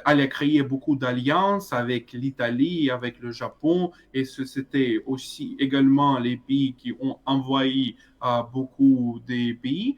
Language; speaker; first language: French; non-native, fluent; Russian